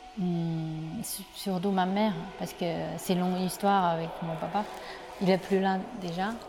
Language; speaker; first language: French; non-native, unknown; Chinese